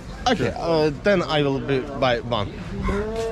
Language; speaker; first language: English; non-native, learner; Azerbaijani